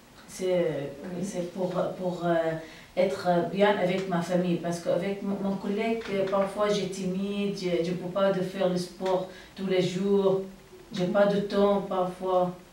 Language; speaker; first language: French; non-native, learner; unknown